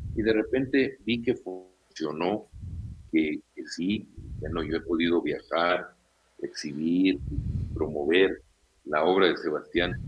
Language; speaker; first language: Spanish; native; Spanish